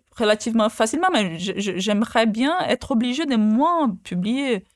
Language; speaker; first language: French; non-native, fluent; Portuguese